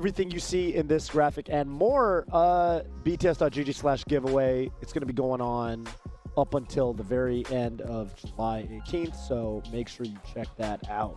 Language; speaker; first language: English; native; English